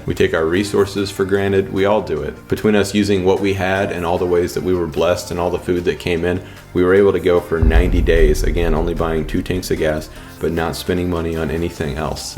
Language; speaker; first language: English; native; English